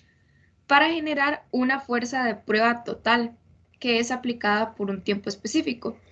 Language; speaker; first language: Spanish; native; Spanish